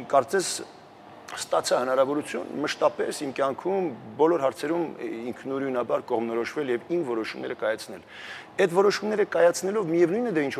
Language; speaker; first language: Armenian; early bilingual, heritage; Armenian